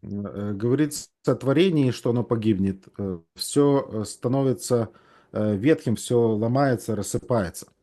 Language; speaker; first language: Russian; native; Russian